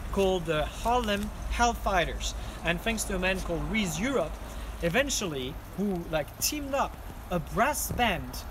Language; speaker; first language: English; non-native, fluent; French